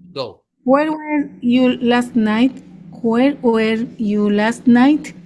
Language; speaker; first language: English; non-native, learner; Spanish